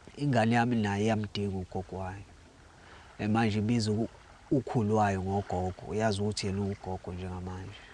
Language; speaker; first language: Zulu; native; Zulu